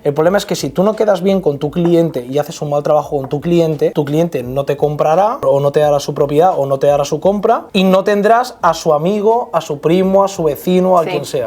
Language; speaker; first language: Spanish; native; Spanish